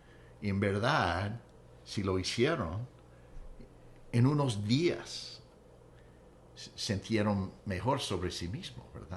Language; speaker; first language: Spanish; non-native, fluent; English